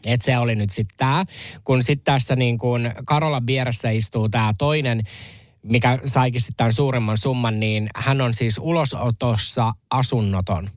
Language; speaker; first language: Finnish; native; Finnish